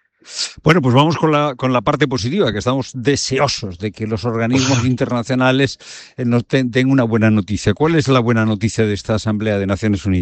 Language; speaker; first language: Spanish; native; Spanish